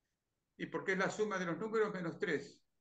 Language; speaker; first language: Spanish; native; Spanish